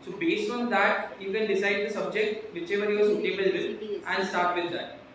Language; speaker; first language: English; non-native, local second language; Marathi